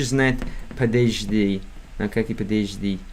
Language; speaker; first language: Russian; non-native, learner; English